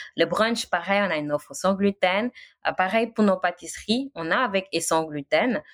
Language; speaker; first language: French; non-native, local second language; Wolof